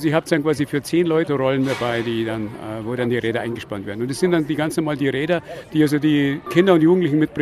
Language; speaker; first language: German; native; German